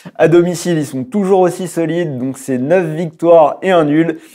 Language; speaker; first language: French; native; French